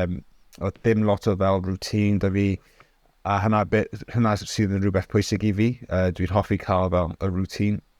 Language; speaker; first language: Welsh; non-native, local second language; English